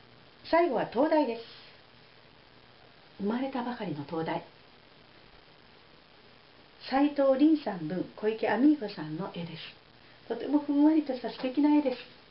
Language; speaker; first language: Japanese; native; Japanese